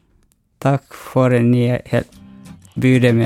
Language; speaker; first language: Swedish; non-native, learner; Oromo